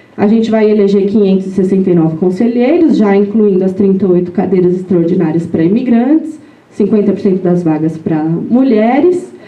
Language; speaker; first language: Portuguese; native; Portuguese